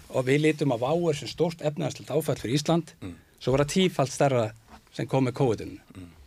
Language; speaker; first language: Icelandic; native; Icelandic